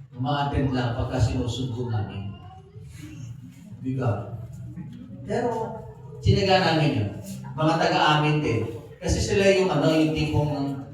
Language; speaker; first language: Filipino; native; Filipino